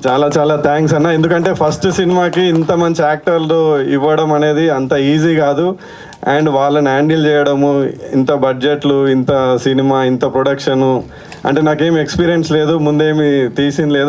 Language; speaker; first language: Telugu; native; Telugu